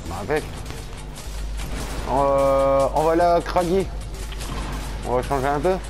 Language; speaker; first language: French; native; French